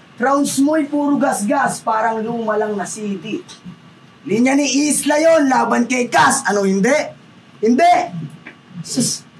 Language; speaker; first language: Filipino; native; Filipino